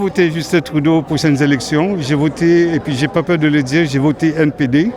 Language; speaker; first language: French; early bilingual, other home language; Haitian Creole